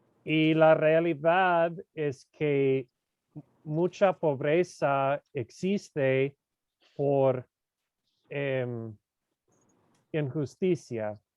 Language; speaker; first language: Spanish; non-native, fluent; English